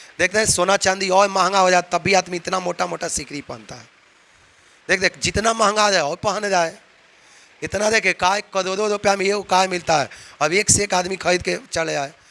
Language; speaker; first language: Hindi; native; Hindi